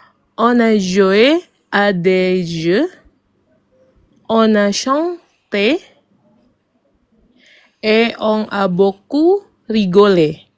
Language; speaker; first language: French; non-native, learner; Arabic